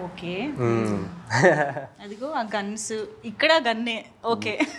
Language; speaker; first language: Telugu; native; Telugu